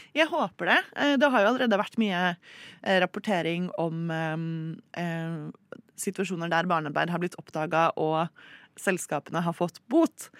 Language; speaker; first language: Norwegian; native; Norwegian